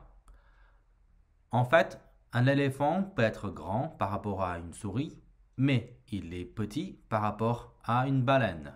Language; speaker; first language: French; non-native, fluent; Chinese